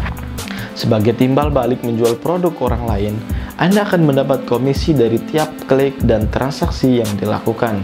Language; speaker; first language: Indonesian; native; Indonesian